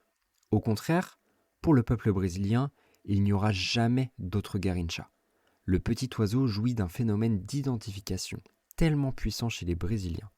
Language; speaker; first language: French; native; French